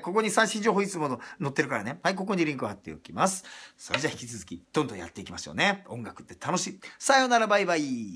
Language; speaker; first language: Japanese; native; Japanese